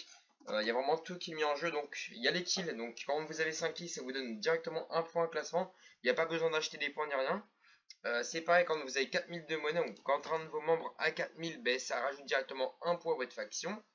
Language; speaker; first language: French; native; French